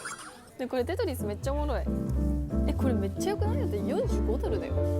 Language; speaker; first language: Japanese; non-native, fluent; Korean